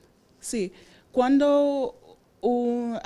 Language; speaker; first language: Spanish; non-native, fluent; English